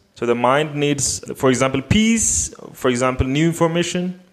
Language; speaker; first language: English; non-native, fluent; Amharic